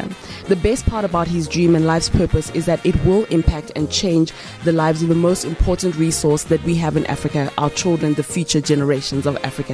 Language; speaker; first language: English; non-native, local second language; Ganda